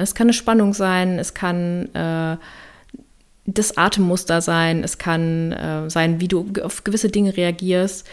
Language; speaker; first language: German; native; German